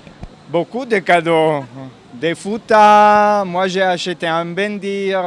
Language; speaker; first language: French; non-native, fluent; Italian